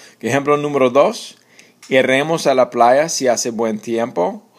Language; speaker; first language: Spanish; non-native, fluent; English